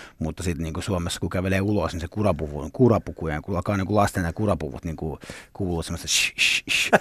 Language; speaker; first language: Finnish; early bilingual, other home language; Swedish